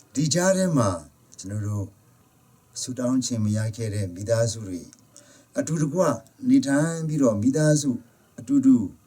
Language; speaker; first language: Burmese; non-native, local second language; Hakha Chin